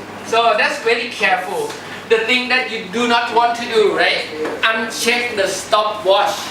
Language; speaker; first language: English; non-native, fluent; Thai